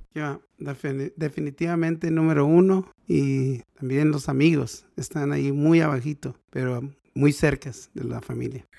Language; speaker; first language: Spanish; native; Spanish